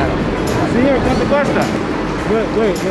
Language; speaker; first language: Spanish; non-native, learner; English